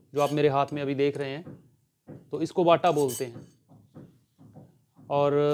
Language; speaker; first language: Hindi; native; Hindi